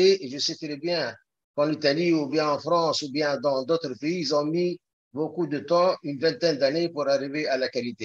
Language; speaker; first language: French; non-native, local second language; Arabic